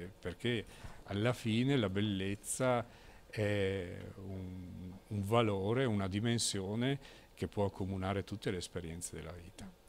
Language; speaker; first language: Italian; native; Italian